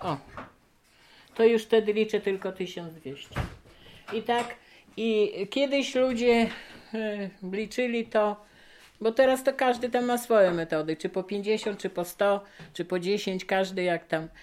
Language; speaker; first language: Polish; native; Polish